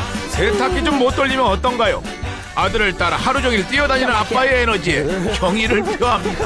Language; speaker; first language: Korean; native; Korean